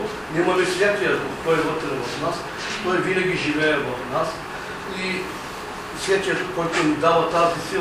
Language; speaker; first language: Bulgarian; non-native, local second language; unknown